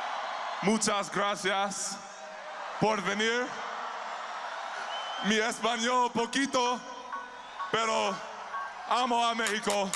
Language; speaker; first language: Spanish; non-native, learner; English